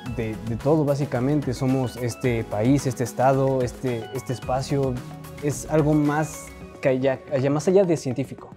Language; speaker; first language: Spanish; native; Spanish